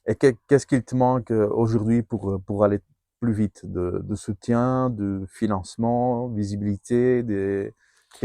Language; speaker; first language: French; non-native, fluent; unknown